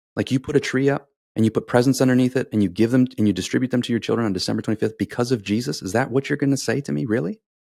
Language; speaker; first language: English; native; English